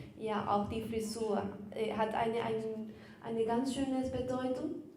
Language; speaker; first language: German; non-native, learner; Spanish